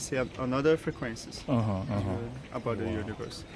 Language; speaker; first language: English; non-native, learner; Portuguese